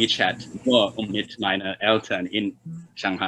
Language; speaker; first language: German; non-native, fluent; Chinese